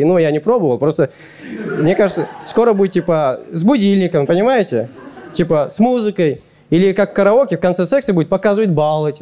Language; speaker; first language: Russian; native; Russian